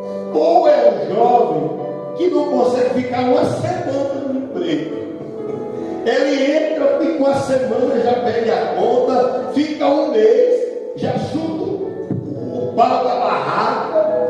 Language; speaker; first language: Portuguese; native; Portuguese